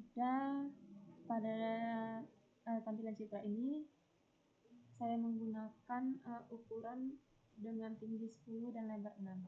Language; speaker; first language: Indonesian; native; Indonesian